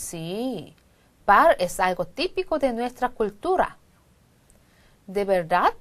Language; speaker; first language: Spanish; non-native, fluent; Korean